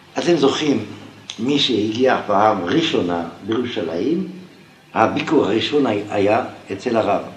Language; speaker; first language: Hebrew; non-native, fluent; French